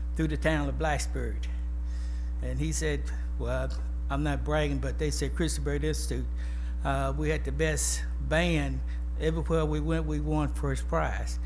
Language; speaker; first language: English; native; English